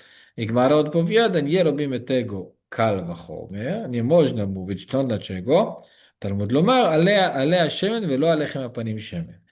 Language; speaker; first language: Polish; non-native, learner; Hebrew